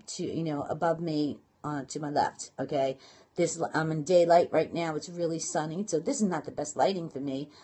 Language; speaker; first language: English; native; English